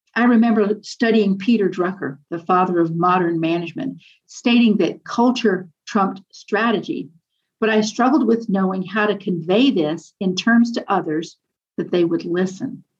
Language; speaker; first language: English; native; English